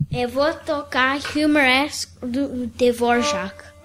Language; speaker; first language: Portuguese; early bilingual, heritage; Portuguese